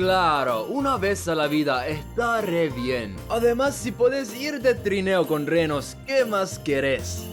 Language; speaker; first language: Spanish; non-native, fluent; Estonian